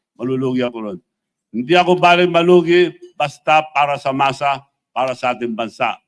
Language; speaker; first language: Filipino; non-native, local second language; Iloko